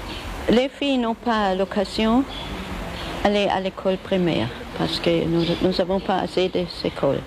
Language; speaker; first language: French; non-native, learner; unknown